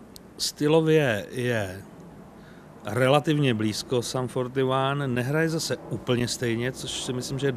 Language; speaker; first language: Czech; native; Czech